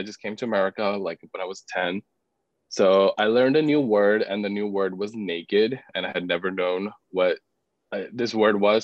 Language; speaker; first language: English; early bilingual, other home language; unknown